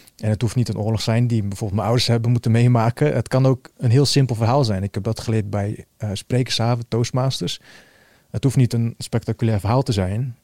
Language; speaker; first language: Dutch; early bilingual, other home language; Bosnian